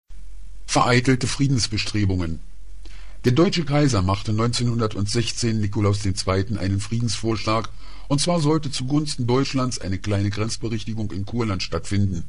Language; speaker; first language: German; native; German